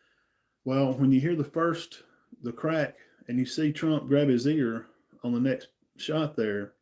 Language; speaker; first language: English; native; English